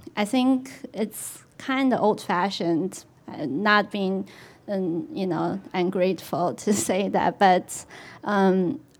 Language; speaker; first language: English; non-native, fluent; Chinese